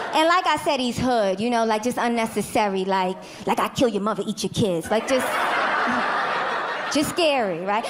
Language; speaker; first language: English; native; English